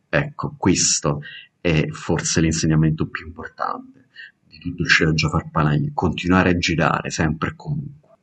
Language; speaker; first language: Italian; native; Italian